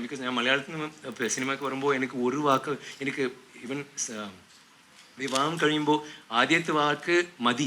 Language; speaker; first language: Malayalam; non-native, learner; Tamil